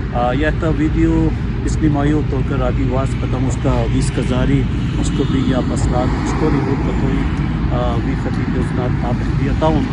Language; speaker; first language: Russian; non-native, learner; Urdu